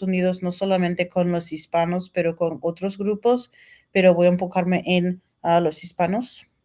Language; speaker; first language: Spanish; non-native, fluent; English